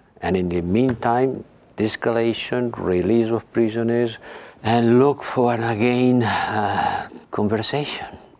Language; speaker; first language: English; non-native, fluent; Spanish